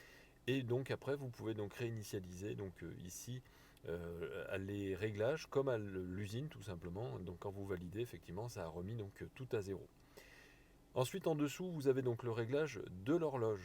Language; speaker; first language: French; native; French